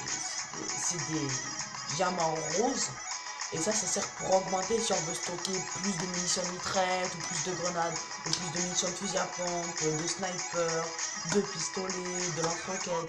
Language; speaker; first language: French; native; French